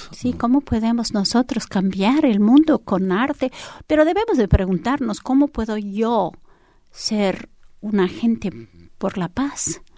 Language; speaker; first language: Spanish; early bilingual, heritage; English